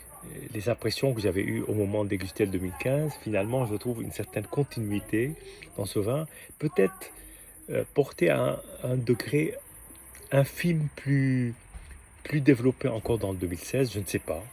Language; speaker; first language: French; native; French